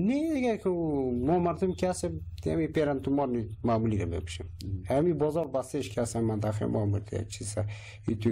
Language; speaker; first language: Persian; native; Persian